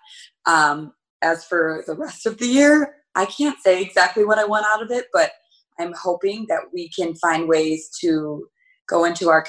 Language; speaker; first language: English; native; English